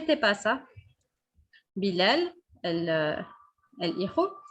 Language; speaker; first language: Spanish; non-native, fluent; French